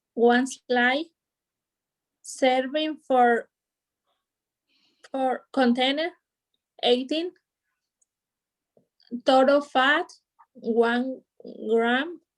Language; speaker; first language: English; non-native, learner; Spanish